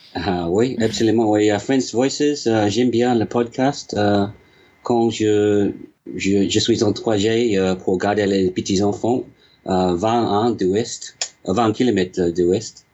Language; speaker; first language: French; non-native, learner; English